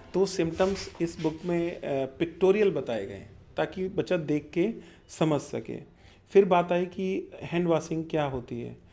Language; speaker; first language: Hindi; non-native, local second language; Punjabi